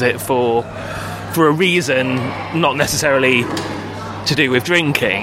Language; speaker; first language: English; native; English